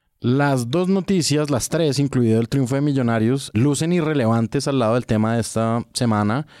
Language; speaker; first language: Spanish; native; Spanish